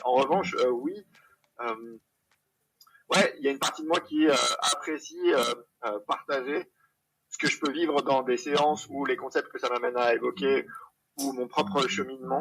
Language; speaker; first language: French; native; French